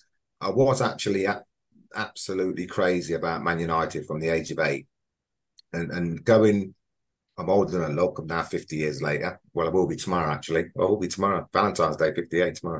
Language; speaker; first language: English; native; English